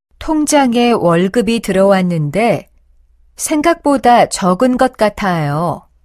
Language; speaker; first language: Korean; native; Korean